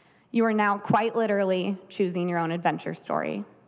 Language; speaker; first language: English; native; English